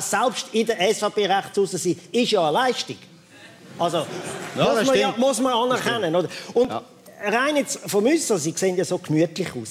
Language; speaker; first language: German; native; German